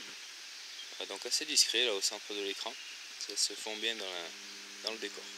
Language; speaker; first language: French; native; French